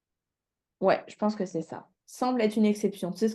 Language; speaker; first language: French; native; French